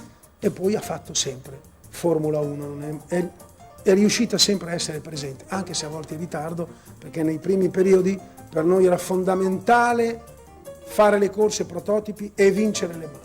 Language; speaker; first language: Italian; native; Italian